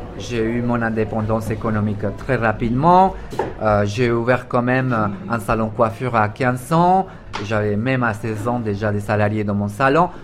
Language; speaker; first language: French; non-native, fluent; Spanish